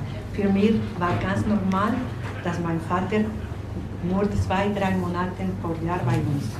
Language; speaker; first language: German; non-native, learner; Spanish